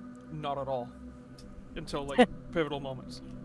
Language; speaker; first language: English; native; English